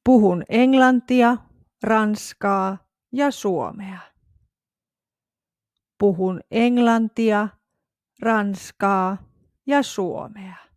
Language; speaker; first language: Finnish; non-native, fluent; English